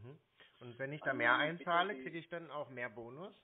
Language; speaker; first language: German; native; German